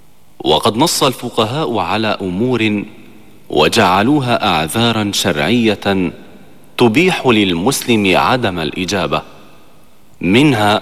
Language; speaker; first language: Arabic; native; Arabic